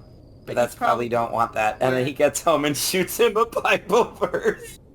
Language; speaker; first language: English; native; English